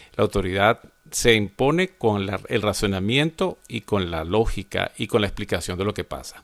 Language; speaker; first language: Spanish; native; Spanish